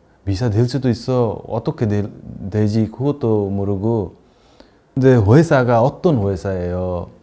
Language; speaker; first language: Korean; non-native, learner; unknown